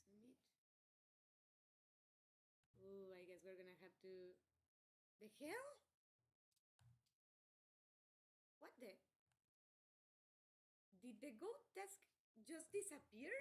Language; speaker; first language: English; non-native, fluent; Spanish